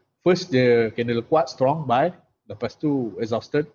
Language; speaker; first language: English; non-native, local second language; Malay